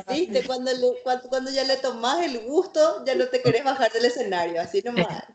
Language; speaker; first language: Spanish; native; Spanish